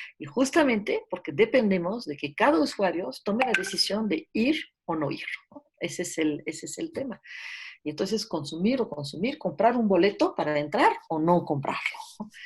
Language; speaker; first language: Spanish; early bilingual, heritage; French